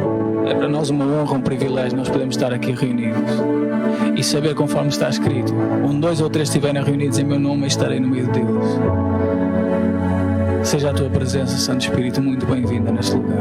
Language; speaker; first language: Portuguese; native; Portuguese